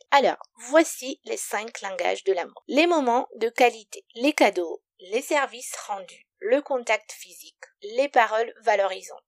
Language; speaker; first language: French; non-native, fluent; Romanian